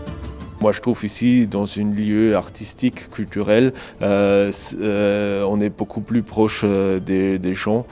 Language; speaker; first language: French; non-native, fluent; German